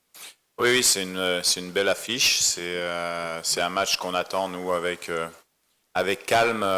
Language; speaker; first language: French; native; French